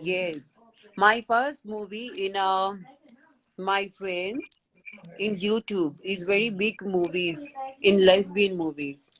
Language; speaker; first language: English; non-native, learner; Hindi